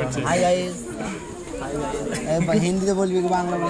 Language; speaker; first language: Hindi; non-native, local second language; Bangla